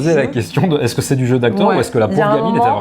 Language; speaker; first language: French; native; French